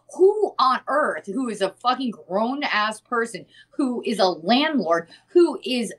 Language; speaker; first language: English; native; English